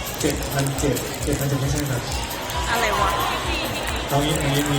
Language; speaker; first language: Thai; native; Thai